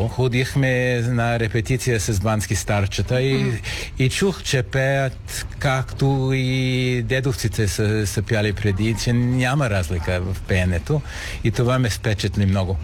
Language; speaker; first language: Bulgarian; non-native, fluent; English